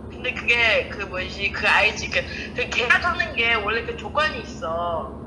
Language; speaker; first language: Korean; non-native, fluent; Chinese